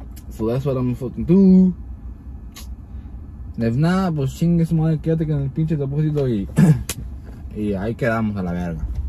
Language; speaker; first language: Spanish; early bilingual, heritage; Spanish